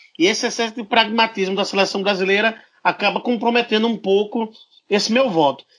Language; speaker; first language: Portuguese; native; Portuguese